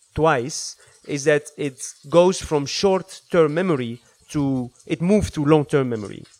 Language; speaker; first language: English; early bilingual, other home language; Arabic